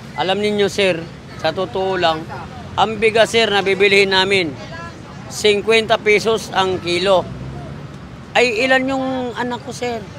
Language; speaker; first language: Filipino; native; Filipino